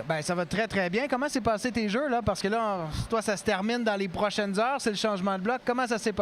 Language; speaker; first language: French; native; French